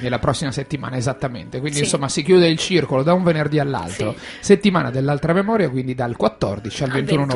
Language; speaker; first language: Italian; native; Italian